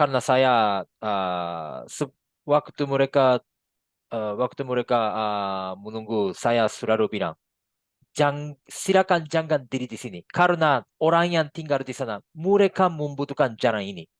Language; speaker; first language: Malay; non-native, fluent; Japanese